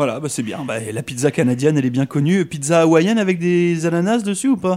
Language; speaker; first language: French; native; French